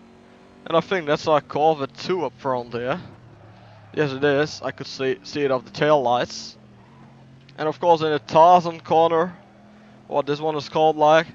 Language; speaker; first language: English; non-native, fluent; Dutch